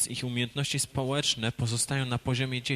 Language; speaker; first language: Polish; native; Polish